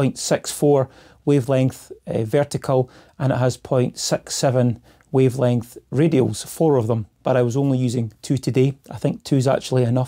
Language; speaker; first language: English; native; English